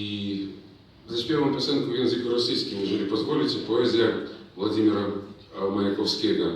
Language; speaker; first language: Polish; non-native, learner; Belarusian